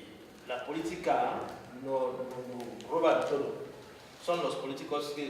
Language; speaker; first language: Spanish; non-native, fluent; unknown